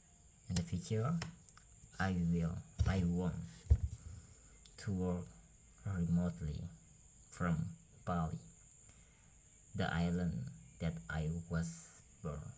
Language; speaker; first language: English; non-native, learner; Indonesian